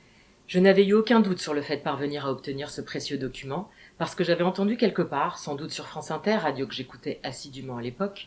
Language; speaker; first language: French; native; French